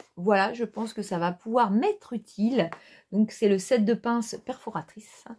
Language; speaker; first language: French; native; French